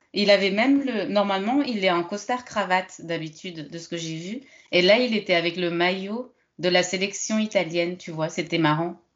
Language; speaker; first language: French; early bilingual, other home language; Spanish